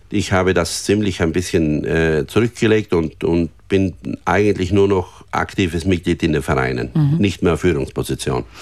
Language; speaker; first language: German; native; German